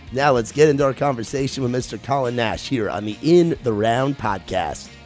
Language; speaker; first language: English; native; English